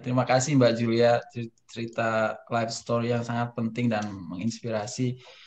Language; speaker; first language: Indonesian; native; Indonesian